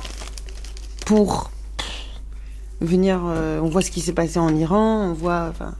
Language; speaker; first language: French; non-native, local second language; Arabic